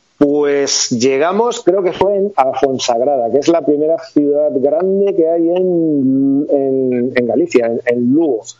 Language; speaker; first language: Spanish; native; Spanish